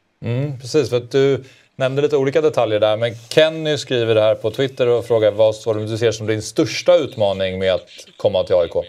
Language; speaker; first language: Swedish; native; Swedish